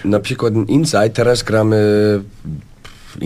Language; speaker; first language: Polish; non-native, learner; English